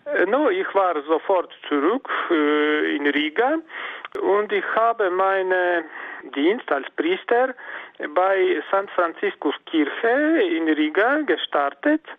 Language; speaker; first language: German; non-native, fluent; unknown